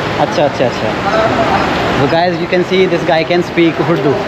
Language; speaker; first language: English; non-native, learner; Urdu